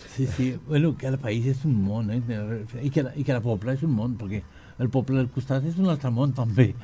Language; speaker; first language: Catalan; non-native, learner; French